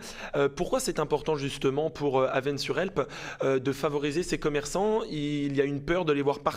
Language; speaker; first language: French; native; French